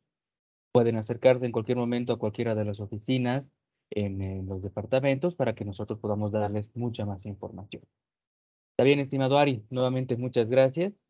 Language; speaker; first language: Spanish; native; Spanish